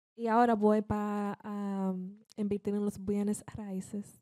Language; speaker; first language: Spanish; early bilingual, heritage; Spanish